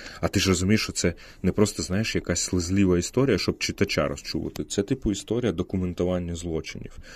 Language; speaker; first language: Ukrainian; non-native, local second language; Russian